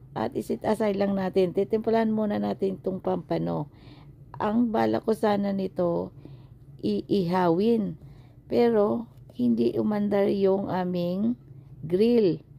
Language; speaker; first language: Filipino; non-native, local second language; Cebuano